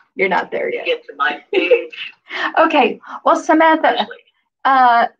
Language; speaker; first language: English; non-native, fluent; Hebrew